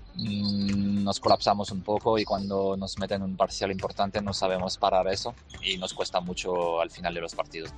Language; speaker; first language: Spanish; non-native, fluent; French